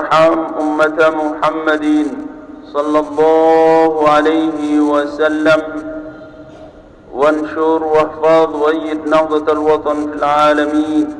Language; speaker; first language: Arabic; non-native, fluent; Sasak